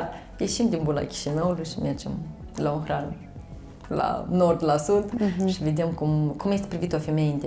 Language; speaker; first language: Romanian; native; Romanian